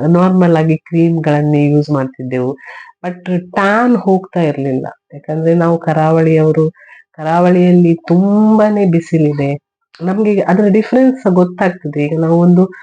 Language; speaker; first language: Kannada; non-native, local second language; Tulu